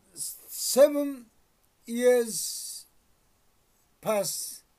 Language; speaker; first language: English; non-native, learner; Japanese